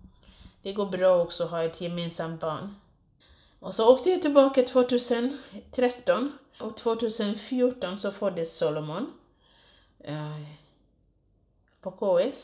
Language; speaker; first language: Swedish; non-native, fluent; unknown